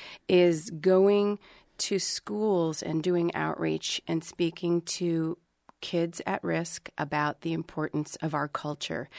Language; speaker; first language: English; early bilingual, other home language; Spanish